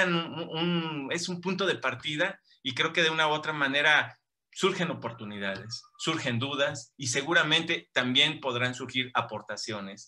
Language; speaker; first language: Spanish; native; Spanish